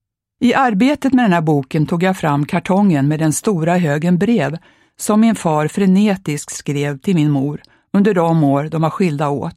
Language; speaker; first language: Swedish; early bilingual, other home language; Hungarian